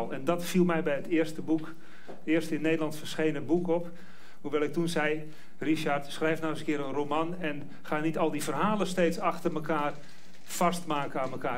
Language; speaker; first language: Dutch; native; Dutch